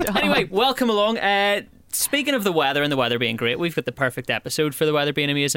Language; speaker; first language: English; native; English